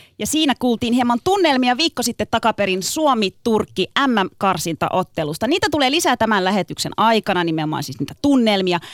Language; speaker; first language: Finnish; early bilingual, other home language; Turkish